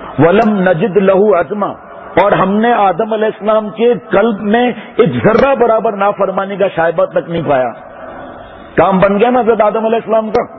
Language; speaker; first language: Urdu; non-native, local second language; Pashto